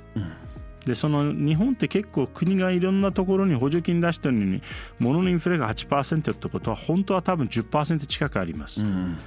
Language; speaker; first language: Japanese; non-native, fluent; Turkish